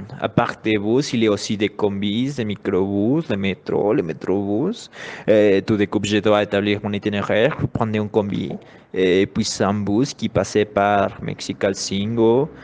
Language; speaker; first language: French; non-native, learner; Spanish